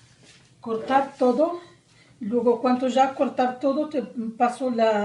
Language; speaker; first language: Spanish; non-native, learner; Arabic